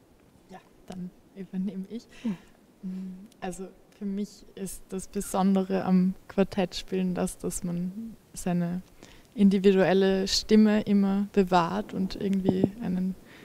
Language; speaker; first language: German; native; German